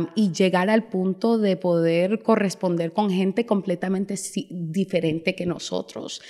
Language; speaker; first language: Spanish; early bilingual, heritage; Spanish